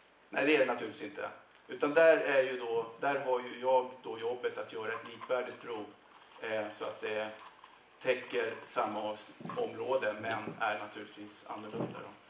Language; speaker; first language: Swedish; native; Swedish